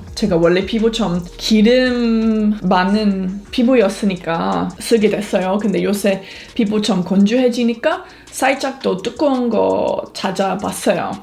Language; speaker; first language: Korean; non-native, fluent; English